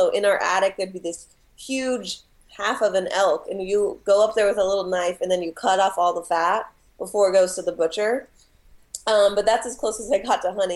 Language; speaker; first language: English; native; English